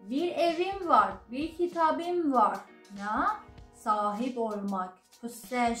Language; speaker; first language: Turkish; non-native, learner; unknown